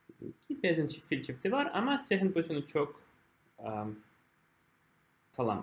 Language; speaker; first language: Turkish; non-native, fluent; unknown